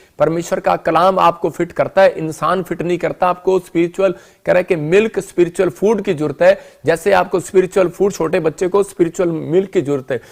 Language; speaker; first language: Hindi; non-native, local second language; Punjabi